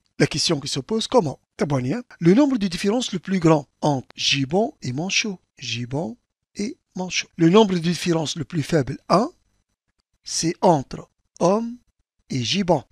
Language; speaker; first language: French; non-native, local second language; Arabic